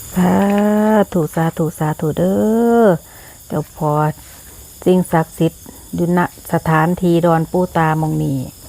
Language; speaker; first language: Thai; native; Thai